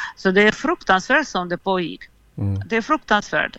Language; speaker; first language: Swedish; non-native, fluent; Russian